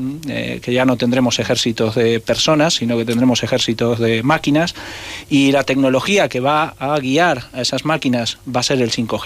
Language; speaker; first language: Spanish; native; Spanish